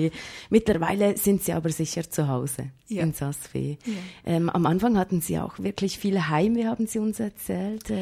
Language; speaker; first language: German; native; German